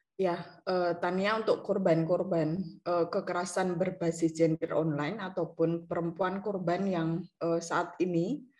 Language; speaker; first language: Indonesian; native; Indonesian